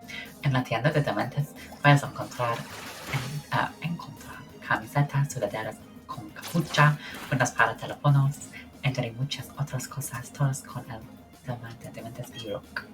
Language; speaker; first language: Spanish; non-native, learner; English